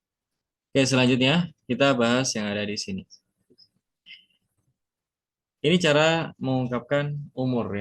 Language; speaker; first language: Indonesian; native; Indonesian